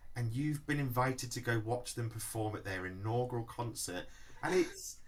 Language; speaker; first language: English; native; English